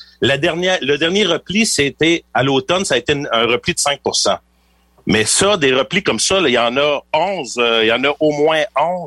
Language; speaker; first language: French; native; French